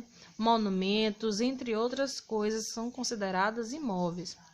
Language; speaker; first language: Portuguese; native; Portuguese